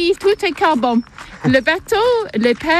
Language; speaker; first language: French; non-native, learner; English